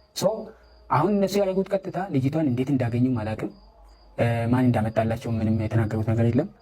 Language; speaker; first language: Amharic; non-native, local second language; Oromo